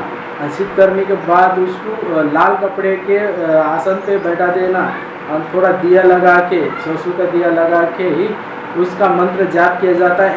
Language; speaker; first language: Hindi; non-native, local second language; Marathi